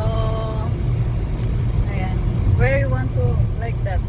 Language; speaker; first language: English; non-native, local second language; Filipino